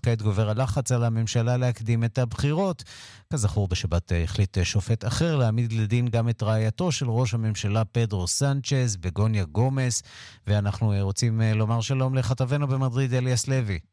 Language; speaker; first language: Hebrew; native; Hebrew